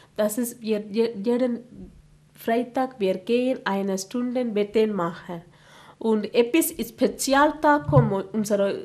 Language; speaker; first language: German; non-native, learner; Tamil